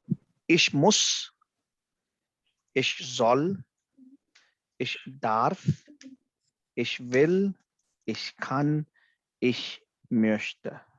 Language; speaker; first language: German; non-native, fluent; Hindi